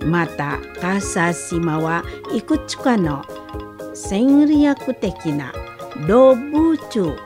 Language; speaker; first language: Japanese; non-native, fluent; Indonesian